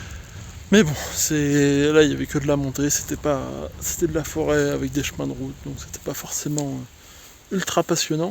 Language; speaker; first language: French; native; French